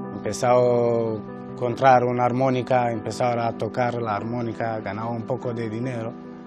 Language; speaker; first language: Spanish; non-native, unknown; Romanian